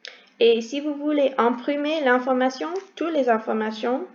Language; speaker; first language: French; non-native, learner; English